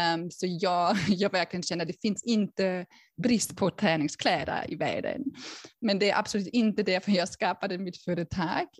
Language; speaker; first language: Swedish; non-native, fluent; German